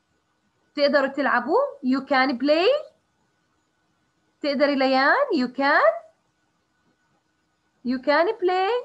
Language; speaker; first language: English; non-native, learner; Arabic